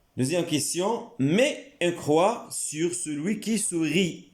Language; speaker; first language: French; non-native, local second language; Arabic